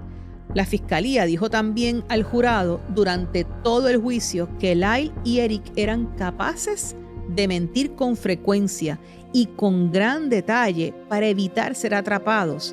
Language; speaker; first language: Spanish; native; Spanish